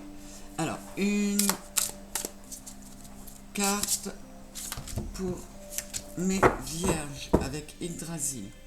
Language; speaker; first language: French; native; French